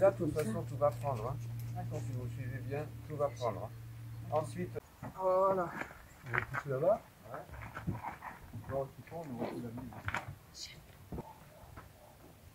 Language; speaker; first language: French; native; French